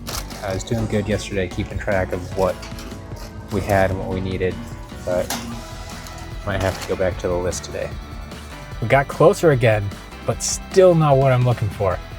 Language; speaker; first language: English; native; English